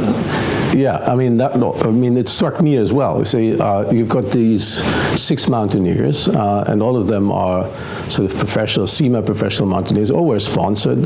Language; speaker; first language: English; non-native, fluent; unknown